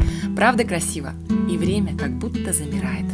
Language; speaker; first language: Russian; native; Russian